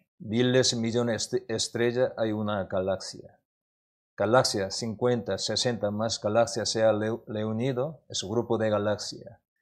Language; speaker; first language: Spanish; non-native, learner; Korean